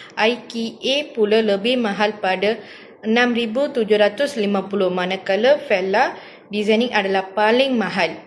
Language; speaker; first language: Malay; non-native, local second language; Tamil